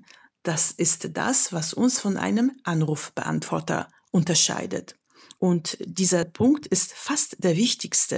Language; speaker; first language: German; non-native, fluent; Polish